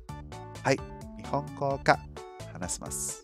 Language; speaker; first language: Japanese; non-native, learner; English